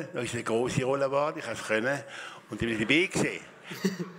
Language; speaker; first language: German; native; German